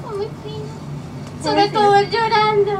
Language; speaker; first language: Spanish; native; Spanish